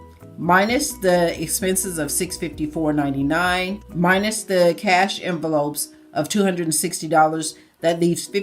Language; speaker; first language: English; native; English